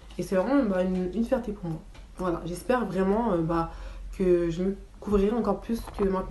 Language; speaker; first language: French; early bilingual, other home language; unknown